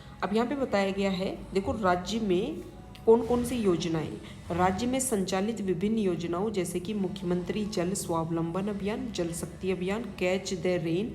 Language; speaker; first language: Hindi; native; Hindi